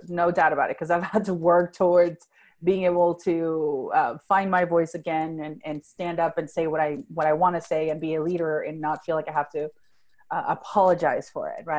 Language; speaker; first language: English; non-native, fluent; Spanish